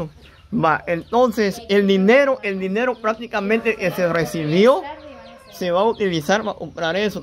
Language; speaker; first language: Spanish; native; Spanish